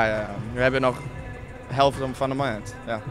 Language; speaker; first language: Dutch; non-native, learner; English